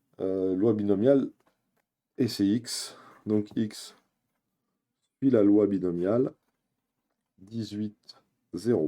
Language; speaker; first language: French; native; French